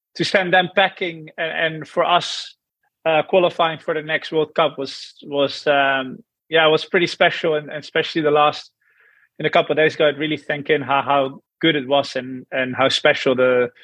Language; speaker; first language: English; non-native, fluent; Dutch